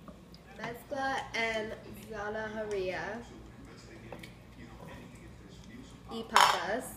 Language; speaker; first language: Spanish; non-native, learner; English